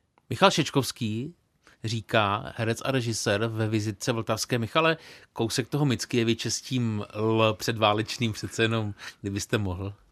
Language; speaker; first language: Czech; native; Czech